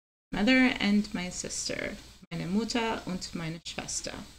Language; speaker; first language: German; non-native, learner; Spanish